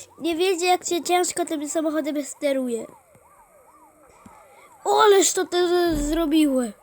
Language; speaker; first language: Polish; native; Polish